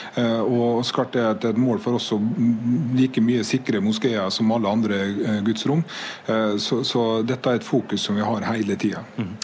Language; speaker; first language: Norwegian; native; Norwegian